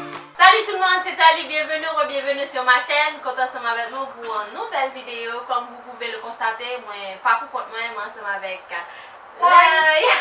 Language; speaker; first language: French; non-native, local second language; Haitian Creole